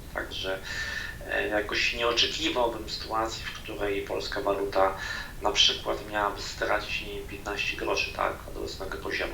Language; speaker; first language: Polish; native; Polish